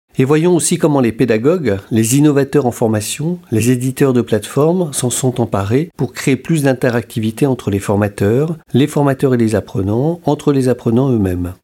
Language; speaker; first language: French; native; French